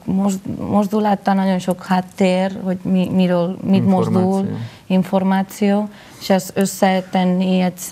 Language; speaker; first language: Hungarian; non-native, learner; Spanish